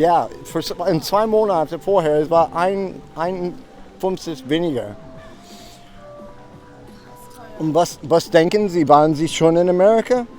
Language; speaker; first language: German; non-native, learner; English